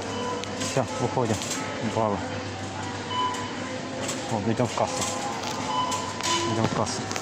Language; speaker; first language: Russian; non-native, learner; Azerbaijani